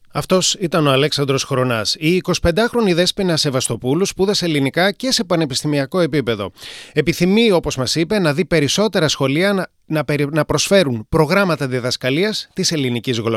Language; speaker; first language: Greek; native; Greek